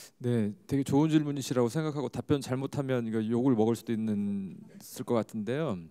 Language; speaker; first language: Korean; native; Korean